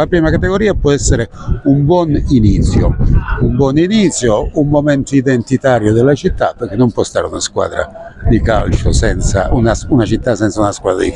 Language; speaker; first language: Italian; native; Italian